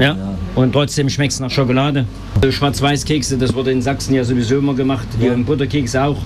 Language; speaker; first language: German; native; German